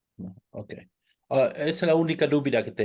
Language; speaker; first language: Spanish; non-native, local second language; Portuguese